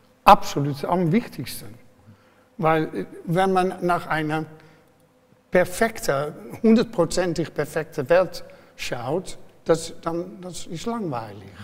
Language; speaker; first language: German; non-native, fluent; Dutch